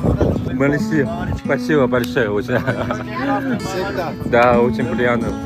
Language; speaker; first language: Russian; non-native, learner; Chinese